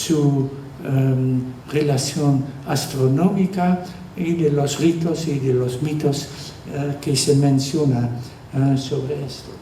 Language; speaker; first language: Spanish; non-native, fluent; Dutch